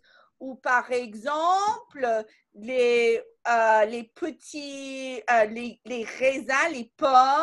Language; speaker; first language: French; non-native, fluent; English